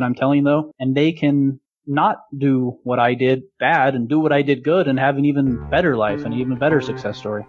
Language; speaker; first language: English; native; English